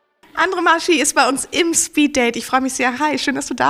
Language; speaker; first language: German; native; German